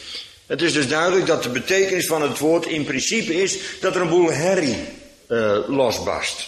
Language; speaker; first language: Dutch; native; Dutch